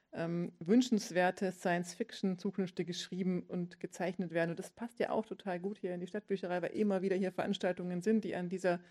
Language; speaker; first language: German; native; German